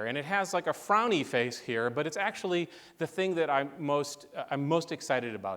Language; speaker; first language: English; native; English